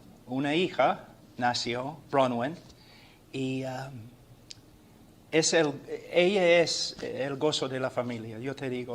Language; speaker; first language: Spanish; non-native, fluent; English